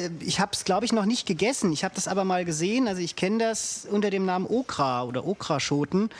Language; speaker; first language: German; native; German